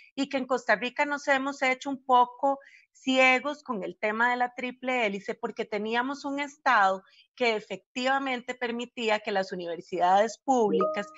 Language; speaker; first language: Spanish; native; Spanish